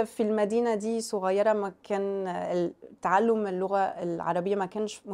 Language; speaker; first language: Arabic; non-native, fluent; French